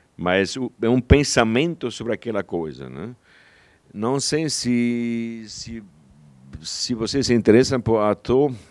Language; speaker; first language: Portuguese; non-native, fluent; German